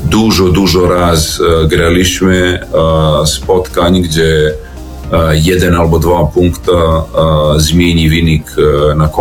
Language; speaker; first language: Polish; non-native, learner; Serbian